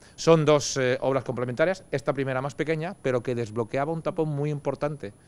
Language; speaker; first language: Spanish; native; Spanish